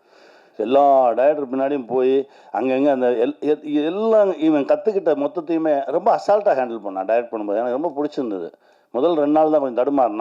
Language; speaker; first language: Tamil; native; Tamil